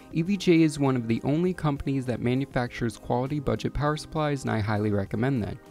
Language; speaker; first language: English; native; English